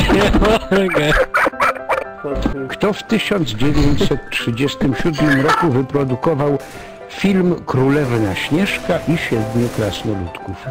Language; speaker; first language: Polish; native; Polish